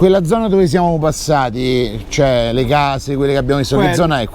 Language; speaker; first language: Italian; native; Italian